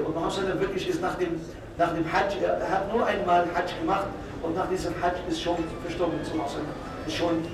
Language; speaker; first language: German; non-native, fluent; Arabic